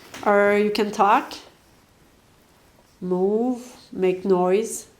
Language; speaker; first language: English; non-native, learner; French